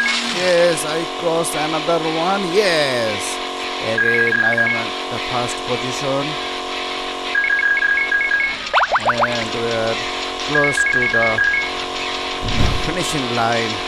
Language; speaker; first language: English; non-native, learner; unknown